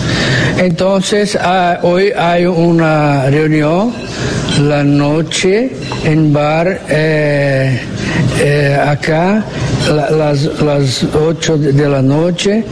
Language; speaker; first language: Spanish; non-native, learner; Portuguese